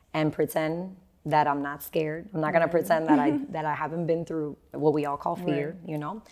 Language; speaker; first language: English; native; English